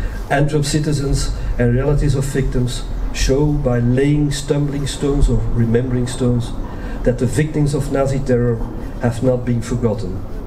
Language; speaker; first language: English; non-native, fluent; Dutch